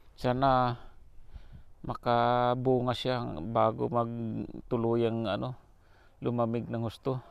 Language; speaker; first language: Filipino; non-native, local second language; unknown